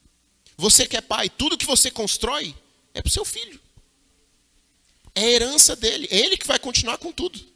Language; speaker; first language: Portuguese; native; Portuguese